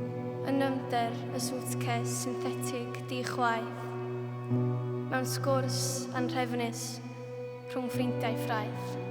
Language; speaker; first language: Welsh; native; Welsh